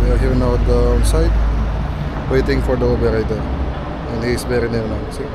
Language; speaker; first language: English; non-native, local second language; Filipino